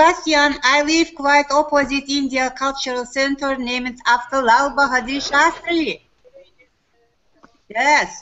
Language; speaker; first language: English; non-native, fluent; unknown